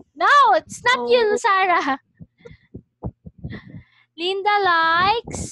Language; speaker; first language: English; non-native, fluent; Filipino